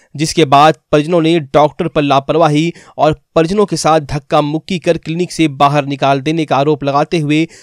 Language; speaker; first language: Hindi; native; Hindi